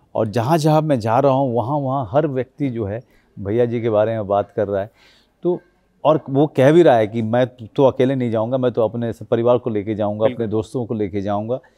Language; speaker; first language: Hindi; native; Hindi